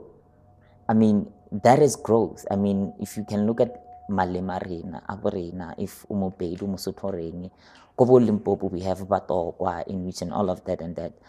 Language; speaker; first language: English; non-native, local second language; Northern Sotho